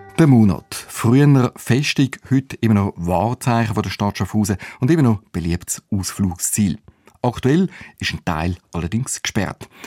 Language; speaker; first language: German; native; German